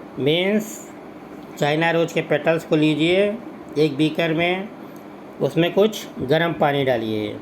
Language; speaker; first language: Hindi; native; Hindi